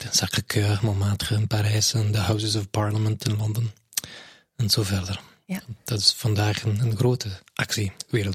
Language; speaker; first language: Dutch; non-native, fluent; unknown